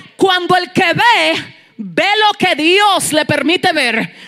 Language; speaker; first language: Spanish; early bilingual, heritage; Spanish